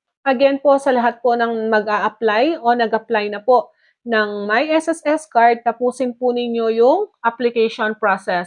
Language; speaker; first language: Filipino; native; Filipino